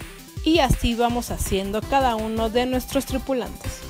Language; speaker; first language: Spanish; native; Spanish